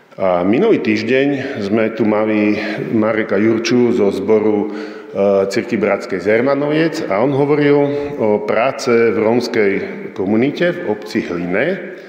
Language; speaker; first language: Slovak; native; Slovak